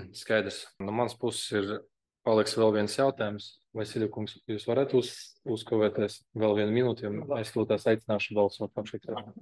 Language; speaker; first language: Latvian; non-native, local second language; Russian